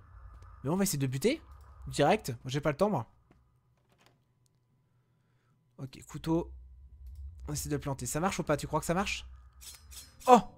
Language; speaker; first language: French; native; French